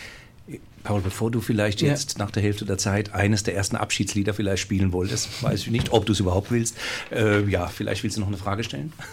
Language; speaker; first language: German; native; German